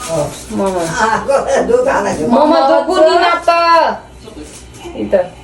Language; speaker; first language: Japanese; non-native, learner; Nepali